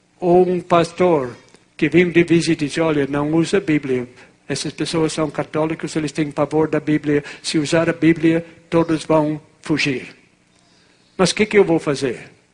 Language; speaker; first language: Portuguese; non-native, fluent; English